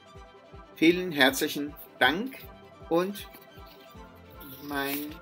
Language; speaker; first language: German; non-native, fluent; Spanish